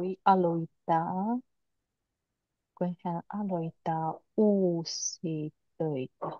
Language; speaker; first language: Finnish; non-native, learner; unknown